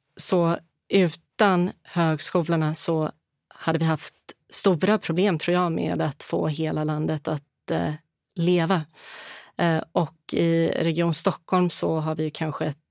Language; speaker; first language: Swedish; early bilingual, other home language; Bosnian